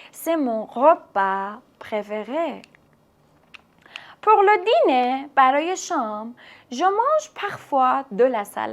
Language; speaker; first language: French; non-native, fluent; Persian